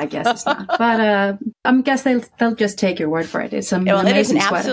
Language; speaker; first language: English; non-native, fluent; Icelandic